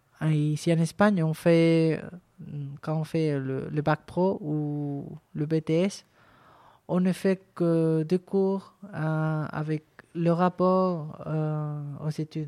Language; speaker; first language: French; non-native, fluent; Spanish